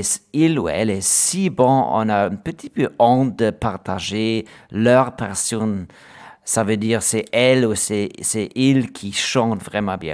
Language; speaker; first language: French; non-native, learner; German